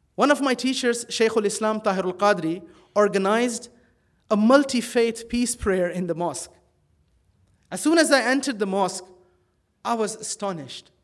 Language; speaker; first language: English; early bilingual, other home language; Dutch